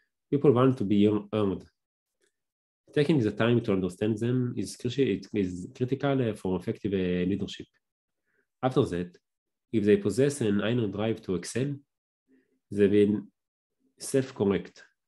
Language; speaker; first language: English; non-native, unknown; Hebrew